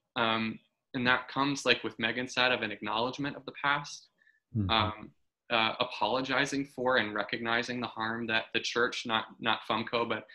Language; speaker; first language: English; native; English